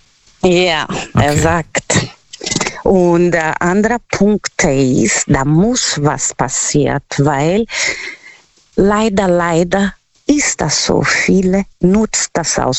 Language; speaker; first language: German; non-native, learner; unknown